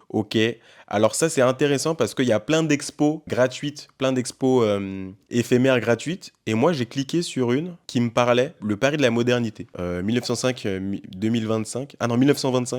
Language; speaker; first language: French; native; French